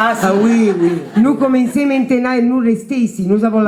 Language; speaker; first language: French; non-native, learner; Italian